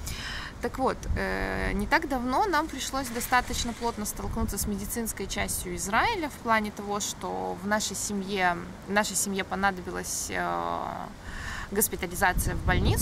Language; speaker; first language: Russian; native; Russian